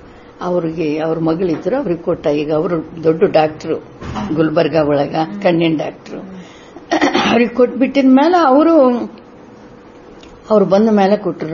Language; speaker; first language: Kannada; non-native, local second language; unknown